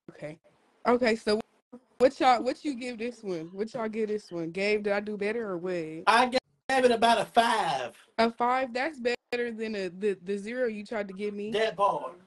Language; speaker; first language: English; native; English